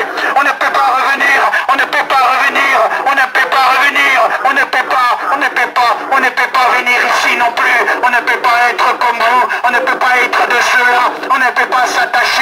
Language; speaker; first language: French; native; French